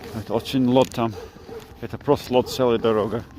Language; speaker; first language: Russian; non-native, learner; English